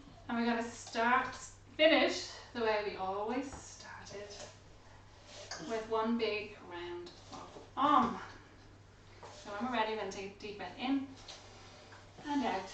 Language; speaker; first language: English; native; English